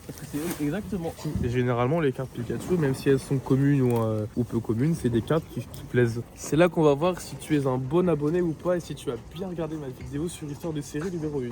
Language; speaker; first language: French; native; French